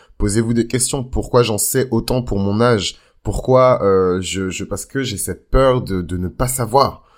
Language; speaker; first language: French; native; French